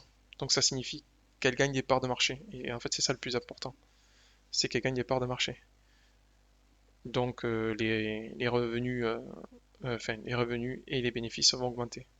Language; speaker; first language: French; native; French